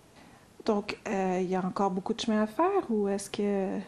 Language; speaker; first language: French; native; French